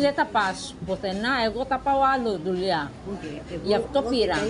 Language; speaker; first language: Greek; non-native, learner; Filipino